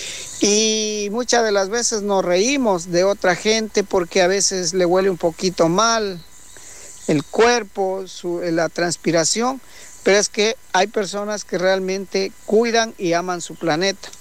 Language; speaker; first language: Spanish; native; Spanish